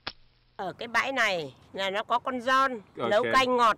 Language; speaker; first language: Vietnamese; native; Vietnamese